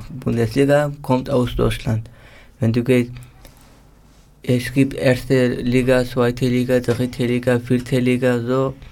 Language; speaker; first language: German; non-native, learner; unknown